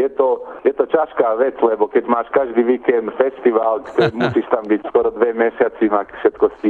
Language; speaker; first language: Slovak; early bilingual, heritage; Slovak